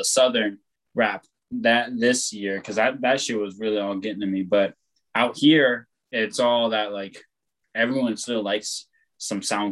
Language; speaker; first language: English; native; English